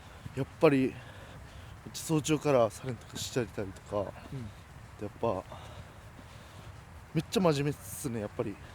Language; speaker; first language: Japanese; native; Japanese